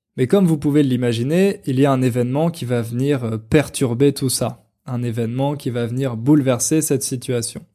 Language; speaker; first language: French; native; French